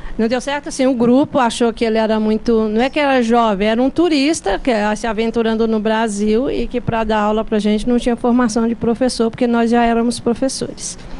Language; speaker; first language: Portuguese; native; Portuguese